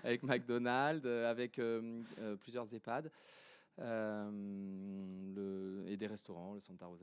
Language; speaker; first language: French; native; French